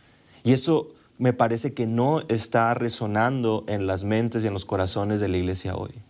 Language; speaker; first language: Spanish; native; Spanish